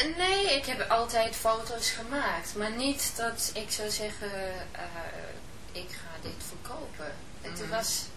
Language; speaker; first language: Dutch; non-native, fluent; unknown